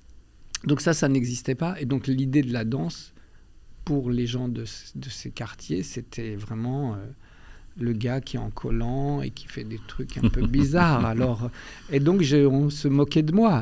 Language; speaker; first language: French; early bilingual, other home language; Albanian